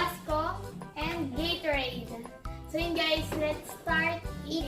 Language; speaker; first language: English; non-native, local second language; Filipino